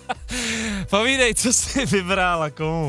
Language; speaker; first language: Czech; native; Czech